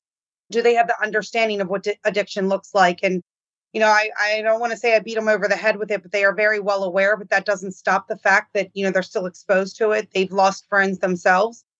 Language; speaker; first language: English; native; English